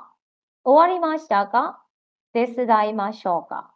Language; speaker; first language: Japanese; non-native, fluent; Burmese